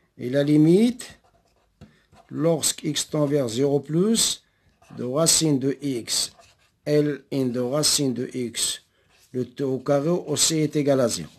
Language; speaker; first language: French; non-native, local second language; Arabic